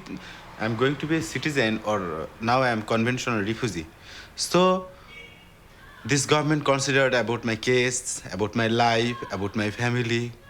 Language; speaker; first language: English; non-native, learner; Bangla